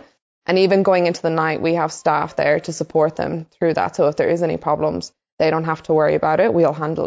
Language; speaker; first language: English; native; English